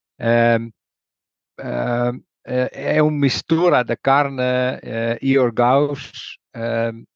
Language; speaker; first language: Portuguese; non-native, learner; Dutch